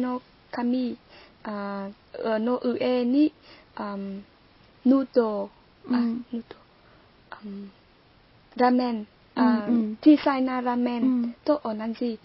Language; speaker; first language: Japanese; non-native, learner; Vietnamese